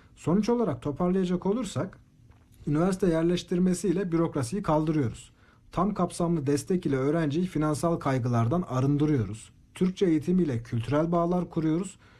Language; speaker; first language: Turkish; native; Turkish